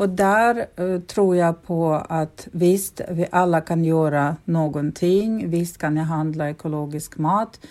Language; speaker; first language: Swedish; non-native, fluent; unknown